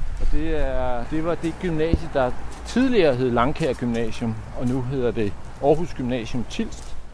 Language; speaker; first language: Danish; native; Danish